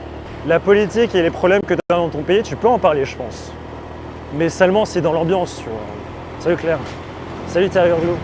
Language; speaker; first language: French; native; French